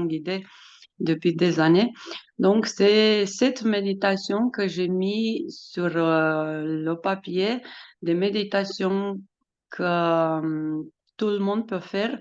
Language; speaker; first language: French; non-native, fluent; Romanian